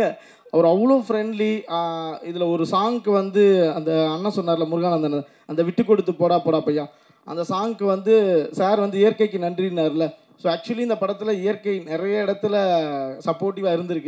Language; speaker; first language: Tamil; native; Tamil